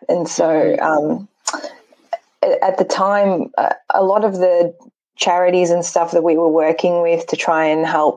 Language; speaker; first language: English; early bilingual, other home language; Persian